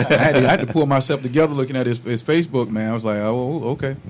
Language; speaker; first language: English; native; English